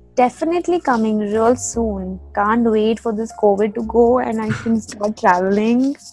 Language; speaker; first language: English; non-native, local second language; Punjabi